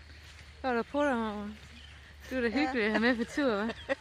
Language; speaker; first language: Danish; native; Danish